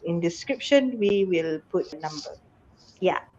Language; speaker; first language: English; non-native, fluent; Malay